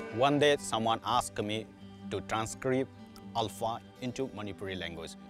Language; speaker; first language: English; non-native, local second language; Manipuri